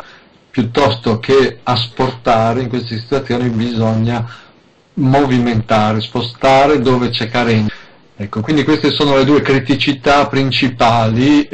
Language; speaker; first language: Italian; native; Italian